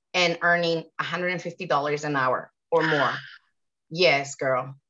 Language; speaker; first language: English; non-native, fluent; Spanish